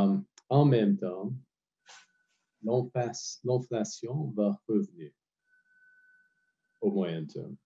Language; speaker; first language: French; non-native, fluent; English